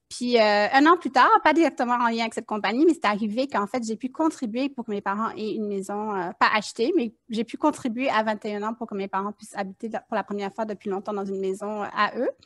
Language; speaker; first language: French; native; French